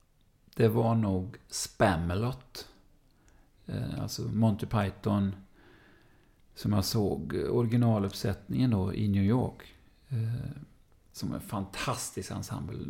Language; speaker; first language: Swedish; native; Swedish